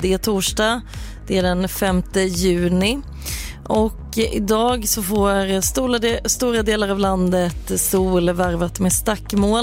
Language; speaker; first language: Swedish; native; Swedish